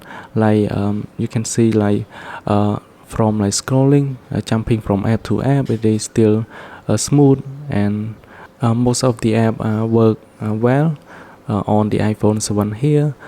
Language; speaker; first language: English; non-native, learner; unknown